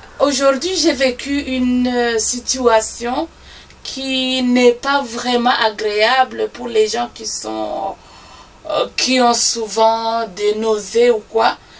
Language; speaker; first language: French; non-native, local second language; Swahili